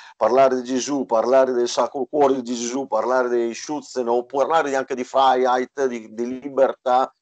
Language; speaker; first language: Italian; native; Italian